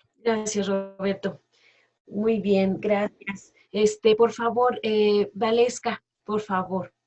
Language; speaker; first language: Spanish; native; Spanish